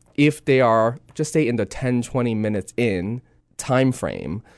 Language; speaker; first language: English; non-native, local second language; Cantonese